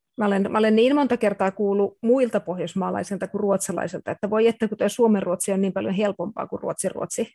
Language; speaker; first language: Finnish; native; Finnish